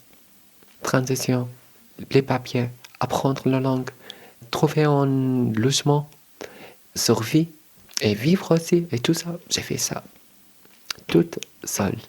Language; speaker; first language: French; early bilingual, other home language; Arabic